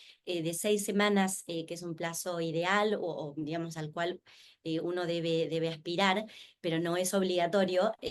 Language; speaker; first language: Spanish; native; Spanish